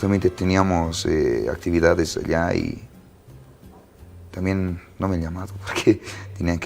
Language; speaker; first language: Spanish; non-native, local second language; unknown